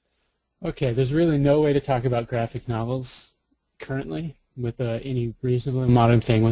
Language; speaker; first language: English; native; English